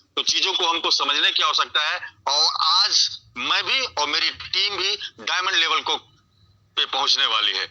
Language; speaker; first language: Hindi; native; Hindi